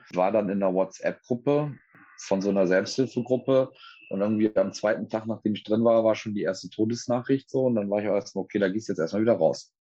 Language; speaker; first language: German; native; German